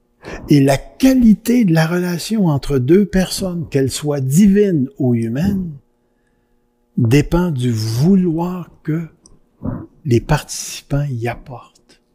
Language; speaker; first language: French; native; French